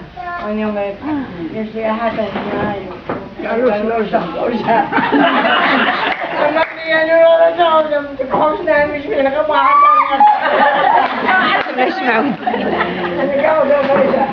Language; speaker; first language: Hebrew; non-native, learner; Arabic